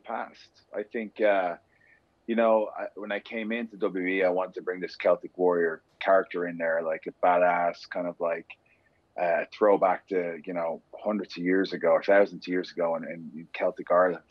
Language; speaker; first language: English; native; English